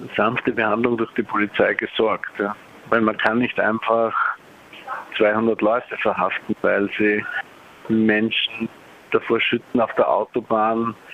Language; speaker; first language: German; native; German